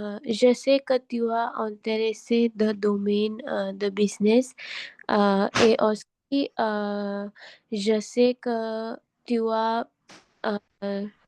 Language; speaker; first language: French; non-native, learner; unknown